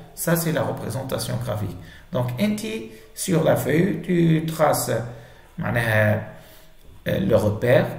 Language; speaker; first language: French; non-native, local second language; Arabic